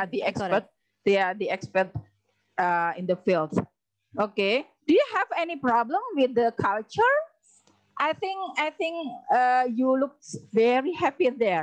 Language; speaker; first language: English; non-native, learner; Indonesian